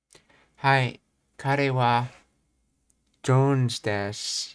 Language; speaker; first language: Japanese; non-native, learner; English